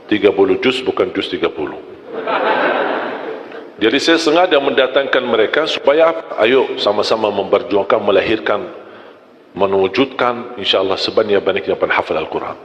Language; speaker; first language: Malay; non-native, fluent; Arabic